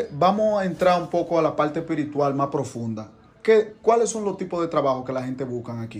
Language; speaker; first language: Spanish; native; Spanish